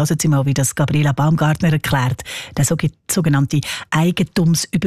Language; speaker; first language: German; native; German